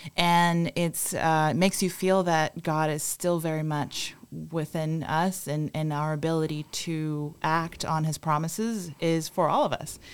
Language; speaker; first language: English; non-native, fluent; Spanish